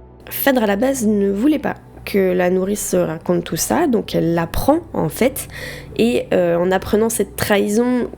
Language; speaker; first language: French; native; French